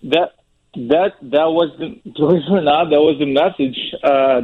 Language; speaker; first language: English; non-native, fluent; Russian